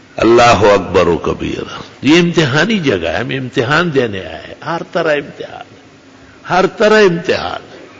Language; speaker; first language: Urdu; non-native, local second language; Pashto